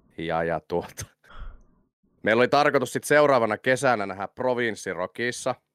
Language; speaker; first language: Finnish; native; Finnish